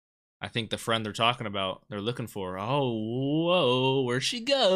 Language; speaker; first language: English; native; English